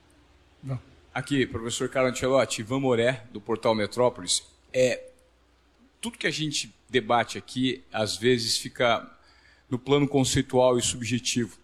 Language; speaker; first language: Portuguese; native; Portuguese